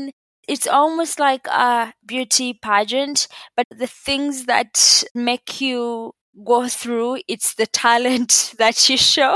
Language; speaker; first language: English; non-native, local second language; Ganda